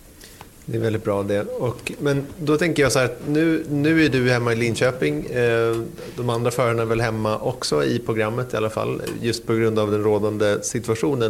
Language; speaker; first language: Swedish; native; Swedish